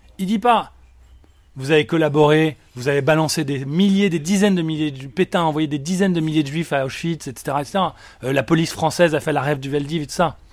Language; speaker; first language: French; native; French